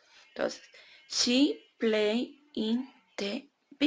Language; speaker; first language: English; non-native, learner; Spanish